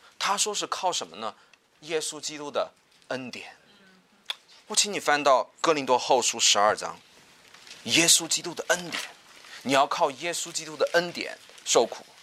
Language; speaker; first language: Chinese; native; Chinese